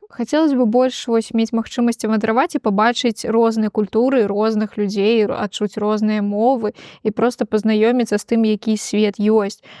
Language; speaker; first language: Belarusian; non-native, local second language; Russian